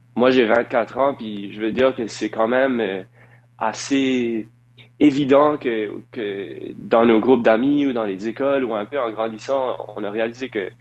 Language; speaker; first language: French; native; French